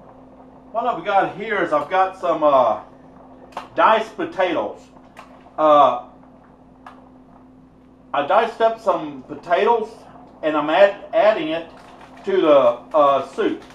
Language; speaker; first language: English; native; English